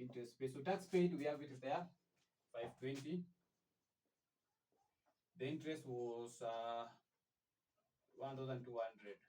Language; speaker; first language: English; non-native, local second language; Swahili